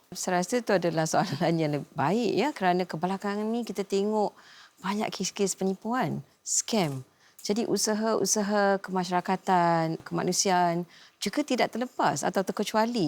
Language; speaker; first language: Malay; native; Malay